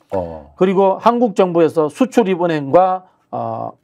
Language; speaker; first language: Korean; native; Korean